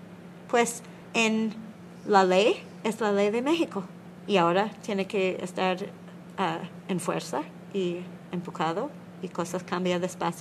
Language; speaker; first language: Spanish; non-native, learner; English